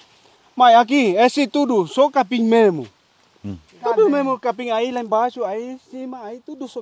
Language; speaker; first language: Portuguese; non-native, learner; Vietnamese